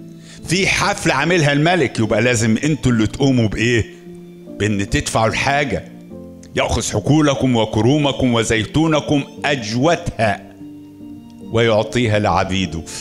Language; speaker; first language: Arabic; native; Arabic